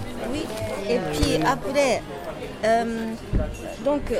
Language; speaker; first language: French; non-native, learner; Japanese